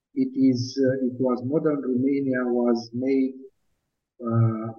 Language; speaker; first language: English; non-native, fluent; Romanian